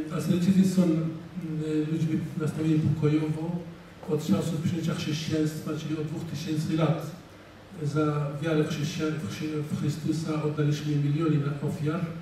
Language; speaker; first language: Polish; non-native, fluent; Assyrian Neo-Aramaic